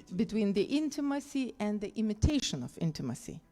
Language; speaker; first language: English; non-native, fluent; Lithuanian